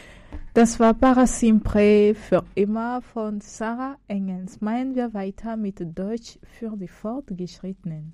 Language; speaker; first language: German; non-native, learner; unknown